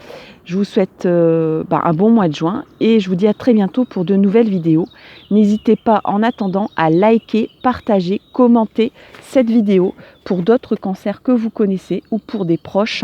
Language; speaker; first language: French; native; French